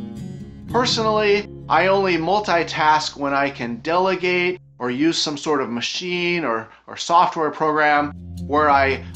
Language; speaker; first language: English; native; English